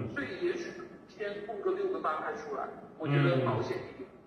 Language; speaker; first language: Chinese; native; Chinese